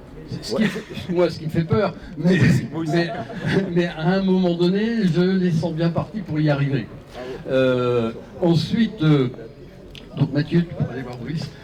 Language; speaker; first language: French; native; French